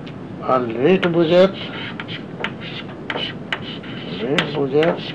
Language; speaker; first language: Russian; non-native, learner; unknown